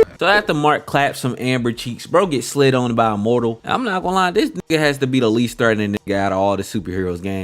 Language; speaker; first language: English; native; English